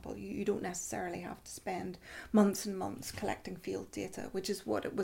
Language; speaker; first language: English; native; English